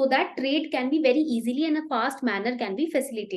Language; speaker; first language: Hindi; native; Hindi